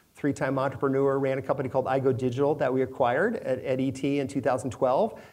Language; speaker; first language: English; native; English